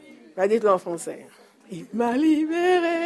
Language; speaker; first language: French; non-native, fluent; English